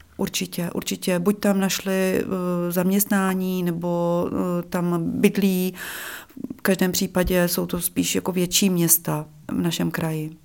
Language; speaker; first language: Czech; native; Czech